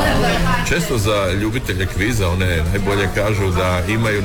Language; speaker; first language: Serbian; native; Serbian